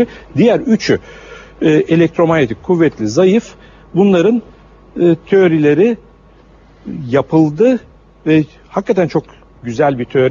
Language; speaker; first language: Turkish; native; Turkish